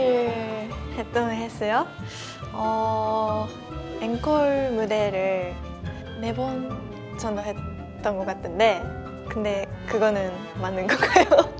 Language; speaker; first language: Korean; non-native, fluent; Japanese